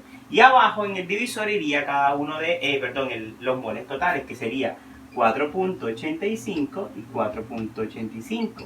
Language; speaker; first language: Spanish; native; Spanish